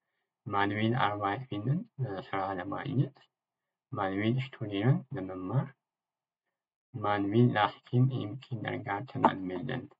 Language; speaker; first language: German; non-native, fluent; Amharic